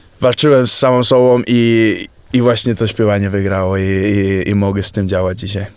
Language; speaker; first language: Polish; early bilingual, heritage; Polish